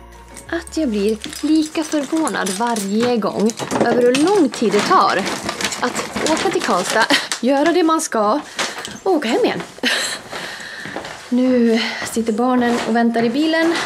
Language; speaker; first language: Swedish; native; Swedish